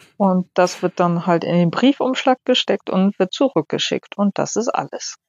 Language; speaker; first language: German; early bilingual, other home language; Polish